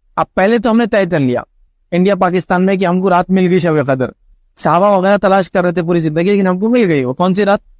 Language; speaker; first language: Urdu; native; Urdu